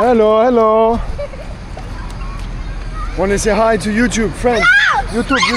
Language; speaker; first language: English; non-native, learner; French